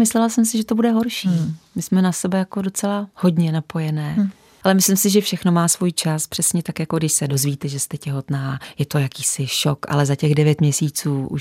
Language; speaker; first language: Czech; native; Czech